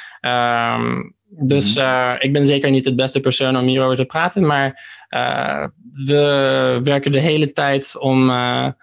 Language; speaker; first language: Dutch; early bilingual, heritage; Dutch